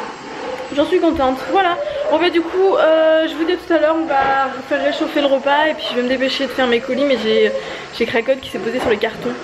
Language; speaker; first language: French; native; French